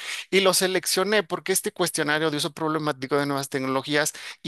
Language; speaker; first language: Spanish; native; Spanish